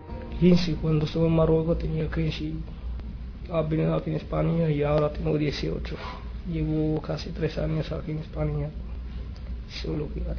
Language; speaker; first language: Spanish; non-native, learner; Arabic